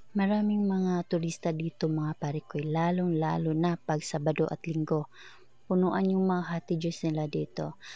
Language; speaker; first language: Filipino; non-native, local second language; Cebuano